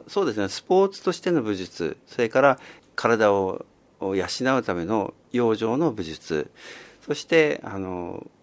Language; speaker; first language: Japanese; native; Japanese